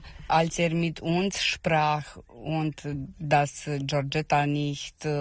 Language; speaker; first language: German; non-native, learner; Romanian